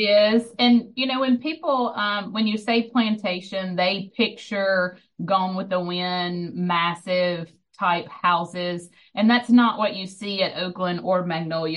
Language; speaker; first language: English; native; English